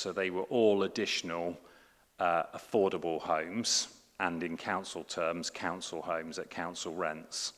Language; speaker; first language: English; native; English